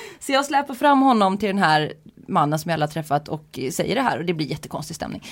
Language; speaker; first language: Swedish; native; Swedish